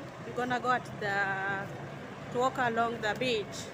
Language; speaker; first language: English; non-native, learner; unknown